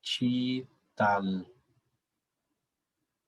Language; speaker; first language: Russian; non-native, learner; Portuguese